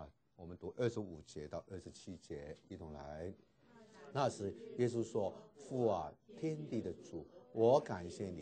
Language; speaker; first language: Chinese; native; Chinese